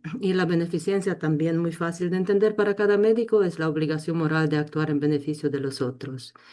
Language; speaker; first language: Spanish; non-native, fluent; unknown